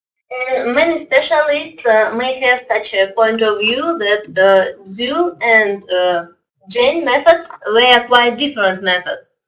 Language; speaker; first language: English; non-native, fluent; Russian